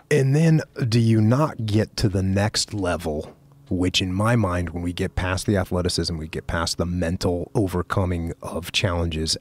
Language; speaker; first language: English; native; English